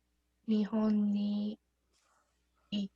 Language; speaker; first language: Japanese; non-native, learner; English